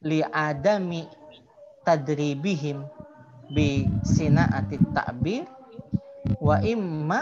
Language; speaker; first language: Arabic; non-native, fluent; Indonesian